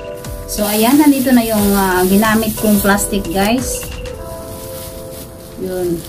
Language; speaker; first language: Filipino; non-native, local second language; Cebuano